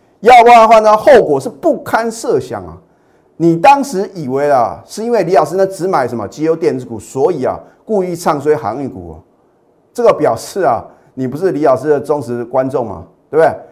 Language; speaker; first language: Chinese; native; Chinese